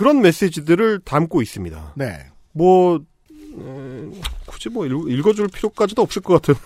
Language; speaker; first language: Korean; native; Korean